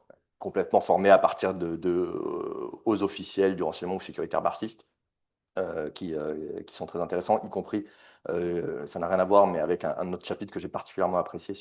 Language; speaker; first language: French; native; French